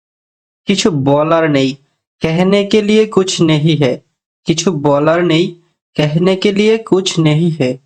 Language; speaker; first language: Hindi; non-native, fluent; Bangla